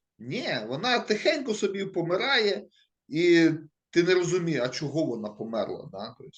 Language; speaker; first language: Ukrainian; non-native, local second language; Russian